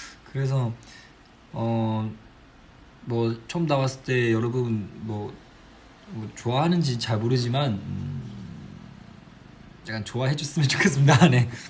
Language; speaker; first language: Korean; non-native, fluent; Chinese